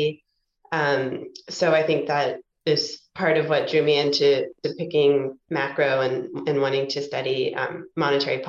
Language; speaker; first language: English; native; English